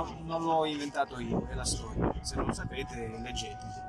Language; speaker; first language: Italian; non-native, fluent; Russian